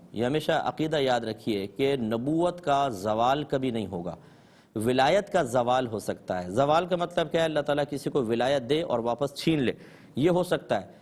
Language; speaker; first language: Urdu; native; Urdu